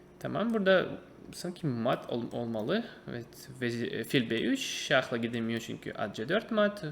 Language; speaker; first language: Turkish; non-native, fluent; Russian